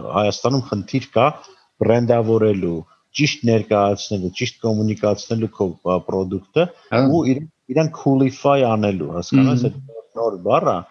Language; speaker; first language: Armenian; native; Armenian